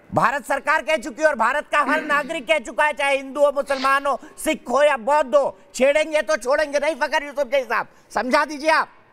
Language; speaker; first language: Hindi; native; Hindi